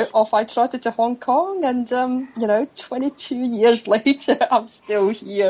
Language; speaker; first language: English; native; English